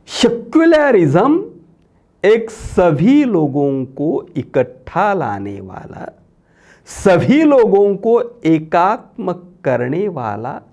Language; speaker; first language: Hindi; non-native, local second language; Marathi